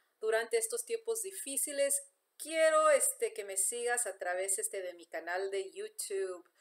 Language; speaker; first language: Spanish; early bilingual, heritage; English